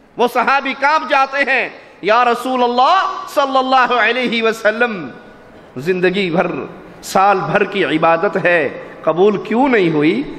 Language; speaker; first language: Urdu; non-native, local second language; Punjabi